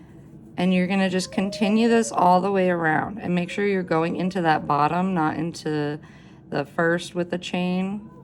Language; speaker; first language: English; native; English